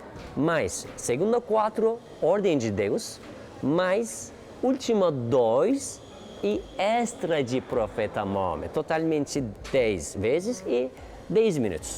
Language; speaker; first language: Portuguese; non-native, learner; Turkish